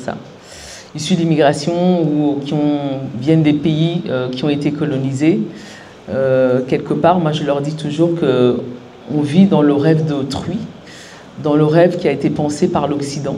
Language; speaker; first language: French; native; French